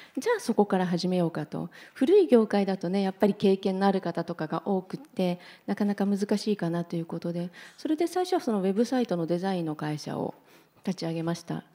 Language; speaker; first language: Japanese; native; Japanese